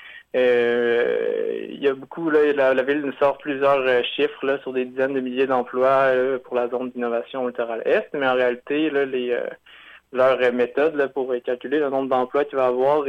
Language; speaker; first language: French; native; French